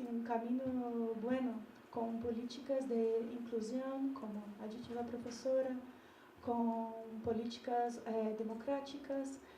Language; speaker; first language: Spanish; non-native, learner; Portuguese